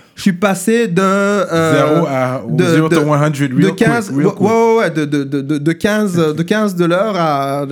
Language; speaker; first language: French; non-native, local second language; German